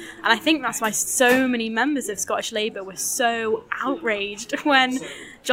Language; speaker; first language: English; native; English